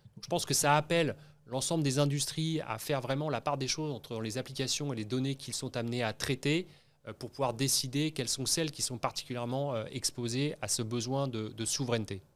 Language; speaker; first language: French; native; French